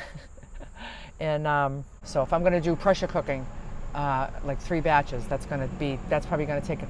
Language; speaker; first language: English; native; English